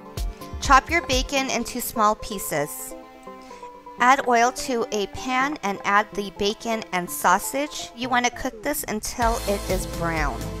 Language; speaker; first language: English; native; English